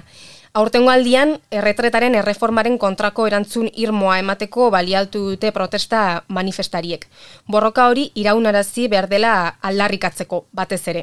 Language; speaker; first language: Basque; native; Basque